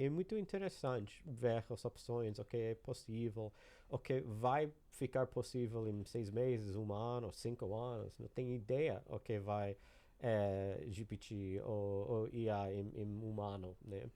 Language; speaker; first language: Portuguese; non-native, learner; English